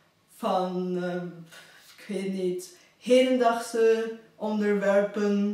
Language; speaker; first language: Dutch; non-native, fluent; Bulgarian